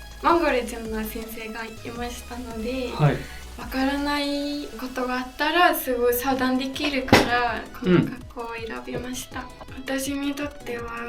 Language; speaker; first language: Japanese; non-native, fluent; Mongolian